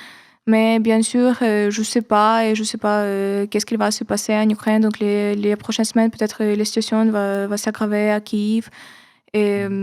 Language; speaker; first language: French; non-native, fluent; Ukrainian